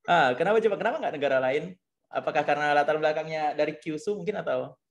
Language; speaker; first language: Indonesian; native; Indonesian